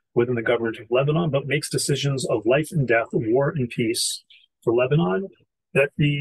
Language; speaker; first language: English; native; English